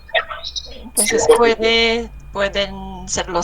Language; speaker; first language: Spanish; non-native, learner; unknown